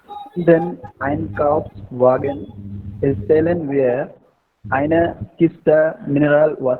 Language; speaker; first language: German; non-native, learner; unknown